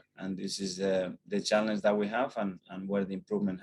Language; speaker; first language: English; non-native, fluent; Spanish